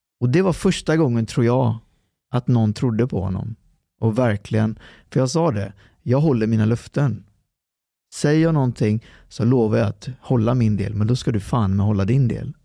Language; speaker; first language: Swedish; early bilingual, other home language; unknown